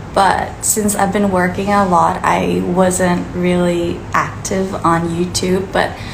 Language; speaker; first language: English; early bilingual, other home language; Thai